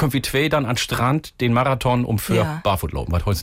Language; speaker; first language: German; native; German